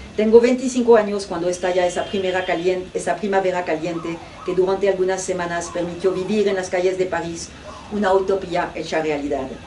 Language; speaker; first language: Spanish; non-native, fluent; French